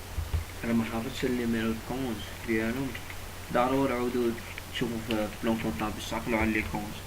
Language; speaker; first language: Arabic; native; Arabic